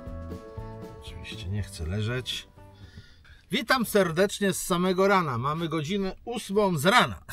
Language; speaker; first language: Polish; native; Polish